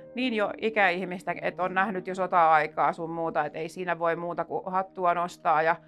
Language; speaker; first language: Finnish; native; Finnish